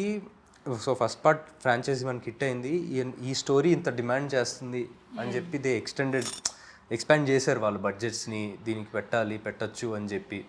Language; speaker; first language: Telugu; native; Telugu